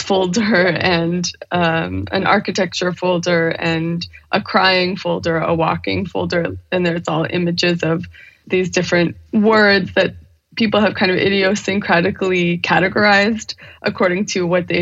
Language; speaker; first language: English; native; English